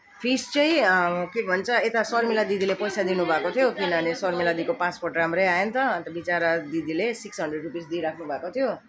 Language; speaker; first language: Nepali; native; Nepali